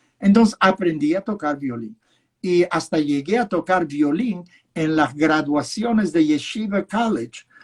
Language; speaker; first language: Spanish; early bilingual, other home language; Yiddish